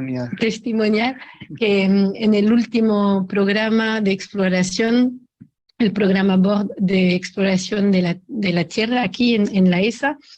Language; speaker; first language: Spanish; non-native, fluent; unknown